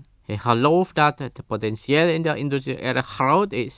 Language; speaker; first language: Dutch; non-native, fluent; Indonesian